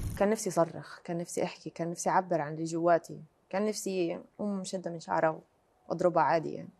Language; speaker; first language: Arabic; native; Arabic